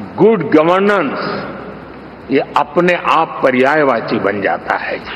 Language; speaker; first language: Hindi; non-native, local second language; Gujarati